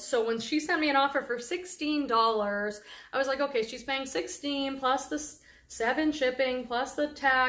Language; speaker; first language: English; native; English